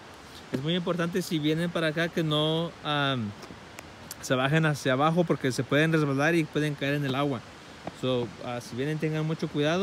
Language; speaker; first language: Spanish; early bilingual, heritage; Spanish